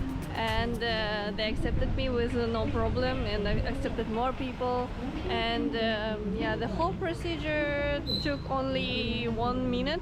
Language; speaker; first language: English; non-native, fluent; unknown